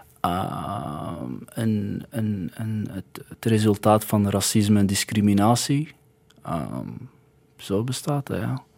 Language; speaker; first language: Dutch; early bilingual, other home language; Arabic